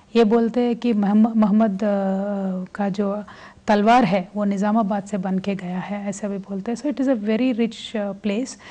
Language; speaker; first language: Hindi; non-native, local second language; Telugu